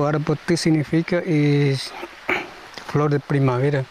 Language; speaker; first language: Spanish; non-native, local second language; Guarani